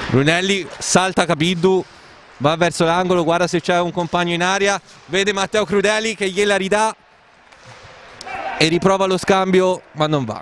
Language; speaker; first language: Italian; native; Italian